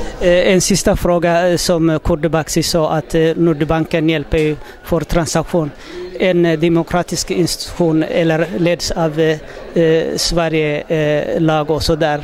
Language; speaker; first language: Swedish; non-native, learner; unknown